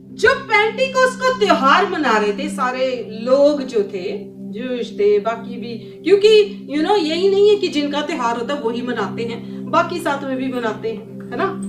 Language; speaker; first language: Hindi; native; Hindi